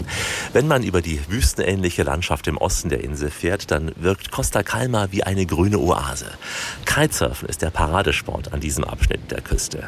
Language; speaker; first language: German; native; German